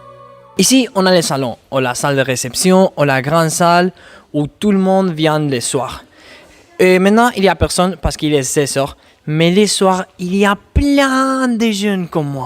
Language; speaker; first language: French; non-native, fluent; Spanish